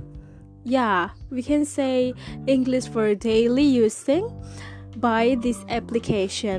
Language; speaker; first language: English; non-native, fluent; Indonesian